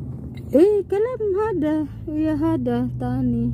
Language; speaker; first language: Arabic; non-native, learner; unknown